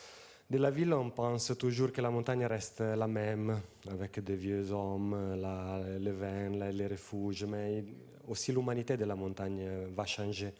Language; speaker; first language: French; non-native, fluent; Italian